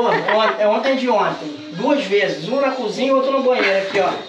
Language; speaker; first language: Portuguese; native; Portuguese